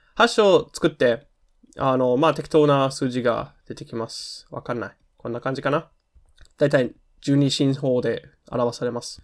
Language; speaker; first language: Japanese; non-native, fluent; German